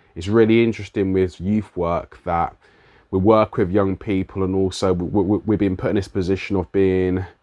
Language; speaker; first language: English; native; English